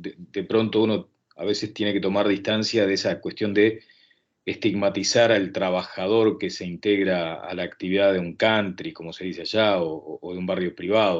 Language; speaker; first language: Spanish; native; Spanish